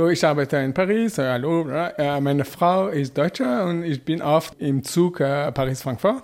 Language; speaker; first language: German; non-native, fluent; French